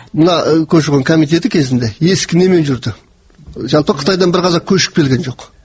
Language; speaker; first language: Kazakh; native; Kazakh